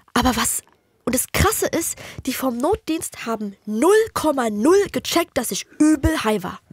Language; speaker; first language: German; native; German